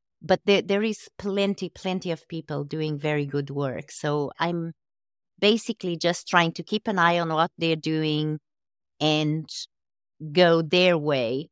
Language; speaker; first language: English; non-native, fluent; Portuguese